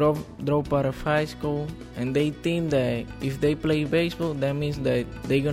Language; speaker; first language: English; non-native, fluent; Spanish